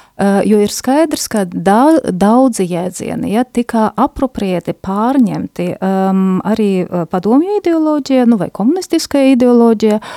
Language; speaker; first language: Latvian; non-native, local second language; Russian